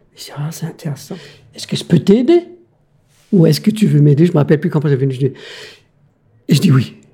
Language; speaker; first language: French; non-native, fluent; Danish